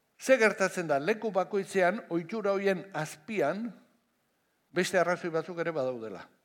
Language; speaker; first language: Basque; non-native, local second language; Spanish